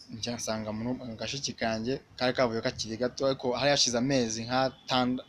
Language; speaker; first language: Kinyarwanda; early bilingual, heritage; Swahili